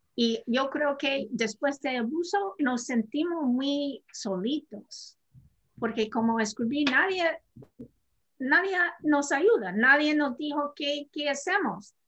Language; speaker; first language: Spanish; non-native, fluent; English